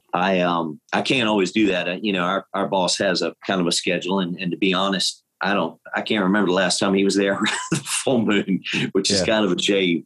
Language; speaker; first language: English; native; English